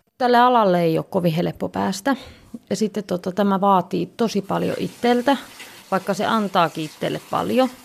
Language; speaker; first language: Finnish; native; Finnish